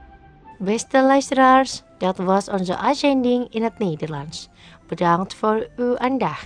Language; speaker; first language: Dutch; non-native, fluent; Indonesian